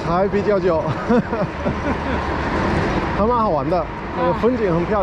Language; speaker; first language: Chinese; non-native, fluent; English